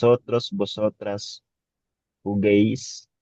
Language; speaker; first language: Spanish; non-native, learner; Filipino